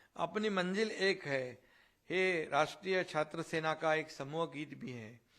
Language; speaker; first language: Hindi; non-native, local second language; Marathi